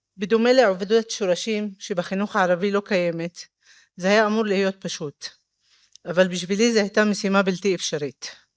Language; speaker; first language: Hebrew; non-native, local second language; Arabic